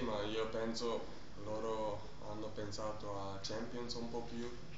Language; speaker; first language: Italian; non-native, learner; German